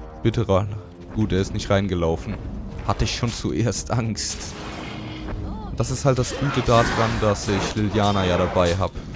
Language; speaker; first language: German; native; German